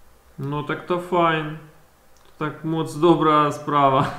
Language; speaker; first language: Czech; non-native, learner; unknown